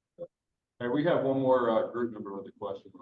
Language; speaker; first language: English; native; English